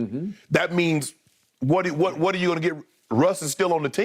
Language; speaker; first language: English; native; English